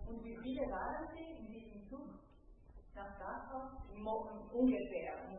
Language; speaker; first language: German; non-native, fluent; Italian